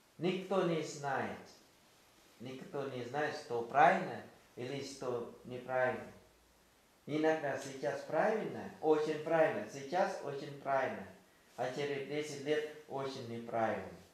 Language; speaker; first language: Russian; non-native, fluent; Thai